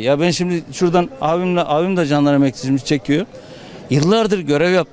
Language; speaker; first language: Turkish; native; Turkish